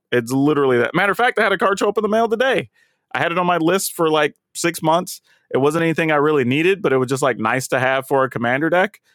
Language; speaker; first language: English; native; English